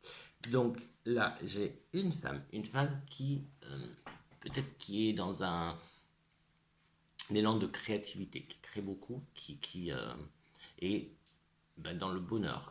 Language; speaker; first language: French; native; French